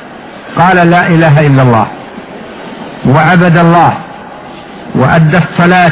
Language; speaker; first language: Arabic; native; Arabic